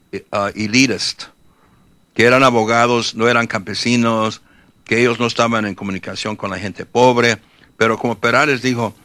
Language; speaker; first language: Spanish; early bilingual, heritage; Spanish